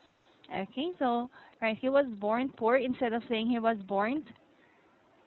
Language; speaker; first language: English; non-native, fluent; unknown